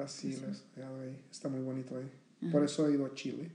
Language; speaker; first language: Spanish; early bilingual, heritage; Spanish